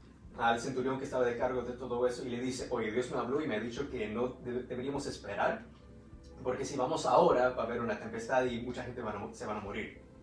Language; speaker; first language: Spanish; early bilingual, heritage; Spanish